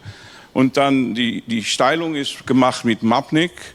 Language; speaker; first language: German; non-native, learner; Dutch